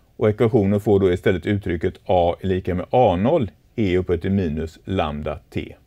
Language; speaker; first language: Swedish; native; Swedish